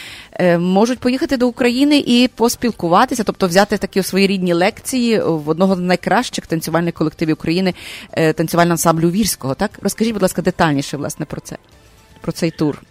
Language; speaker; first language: Ukrainian; native; Ukrainian